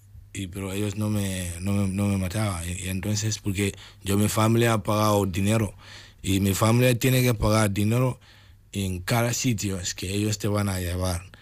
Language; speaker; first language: Spanish; non-native, learner; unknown